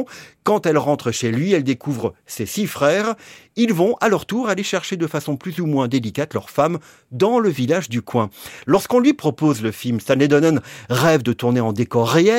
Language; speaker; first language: French; native; French